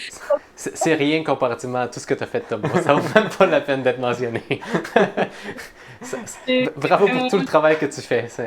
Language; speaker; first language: French; native; French